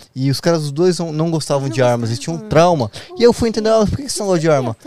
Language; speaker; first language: Portuguese; native; Portuguese